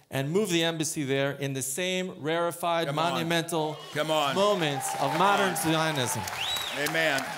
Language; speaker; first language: English; native; English